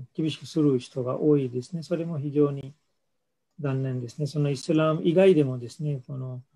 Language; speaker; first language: Japanese; non-native, fluent; Urdu